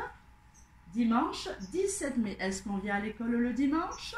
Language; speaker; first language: French; native; French